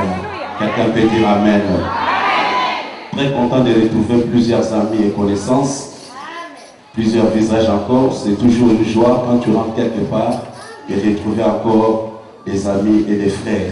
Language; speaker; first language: French; non-native, local second language; Lingala